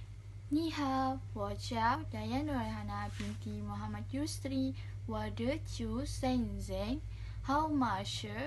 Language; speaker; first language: Chinese; non-native, learner; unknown